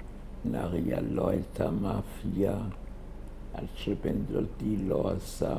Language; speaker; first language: Hebrew; early bilingual, other home language; German